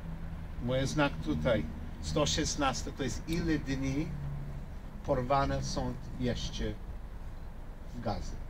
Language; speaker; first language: Polish; non-native, learner; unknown